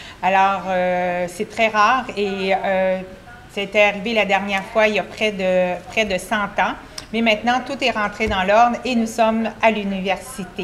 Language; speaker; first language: French; native; French